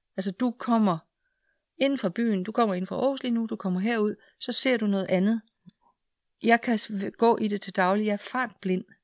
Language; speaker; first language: Danish; native; Danish